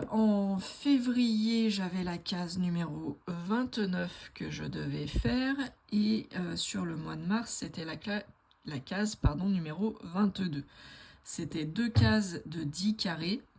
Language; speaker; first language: French; native; French